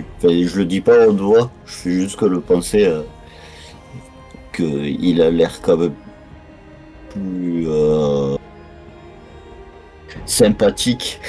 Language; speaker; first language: French; native; French